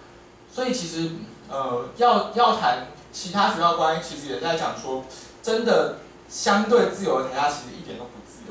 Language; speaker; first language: Chinese; native; Chinese